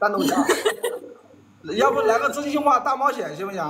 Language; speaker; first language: Chinese; native; Chinese